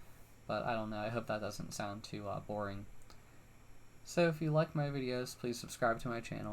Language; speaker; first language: English; native; English